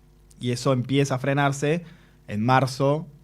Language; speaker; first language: Spanish; native; Spanish